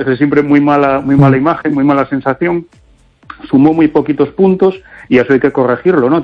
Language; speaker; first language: Spanish; native; Spanish